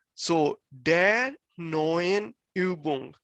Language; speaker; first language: German; non-native, fluent; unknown